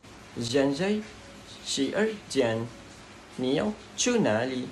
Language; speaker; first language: Chinese; non-native, learner; Malay